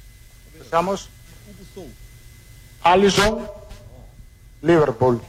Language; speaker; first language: Portuguese; non-native, fluent; Italian